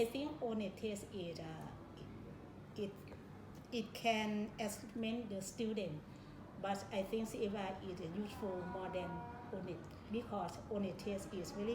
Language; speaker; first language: English; non-native, learner; Thai